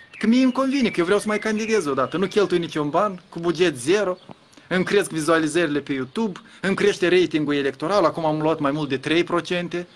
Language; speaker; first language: Romanian; native; Romanian